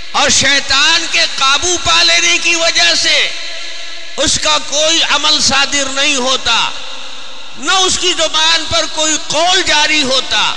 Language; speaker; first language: Urdu; native; Urdu